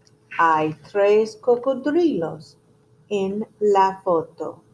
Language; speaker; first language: Spanish; non-native, fluent; English